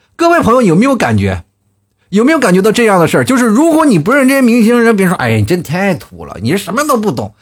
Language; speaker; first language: Chinese; native; Chinese